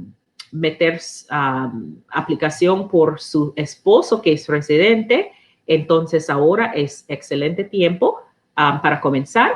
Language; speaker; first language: Spanish; non-native, learner; English